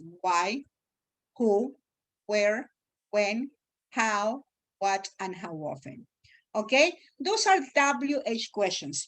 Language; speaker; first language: English; non-native, fluent; Spanish